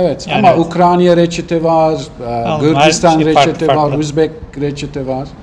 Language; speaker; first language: Turkish; non-native, learner; Russian